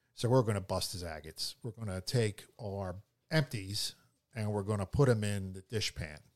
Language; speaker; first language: English; native; English